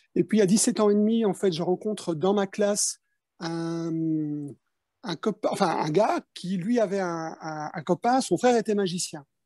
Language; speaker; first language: French; early bilingual, other home language; Spanish